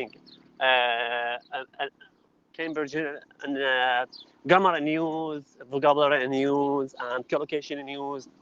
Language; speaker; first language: English; non-native, learner; Arabic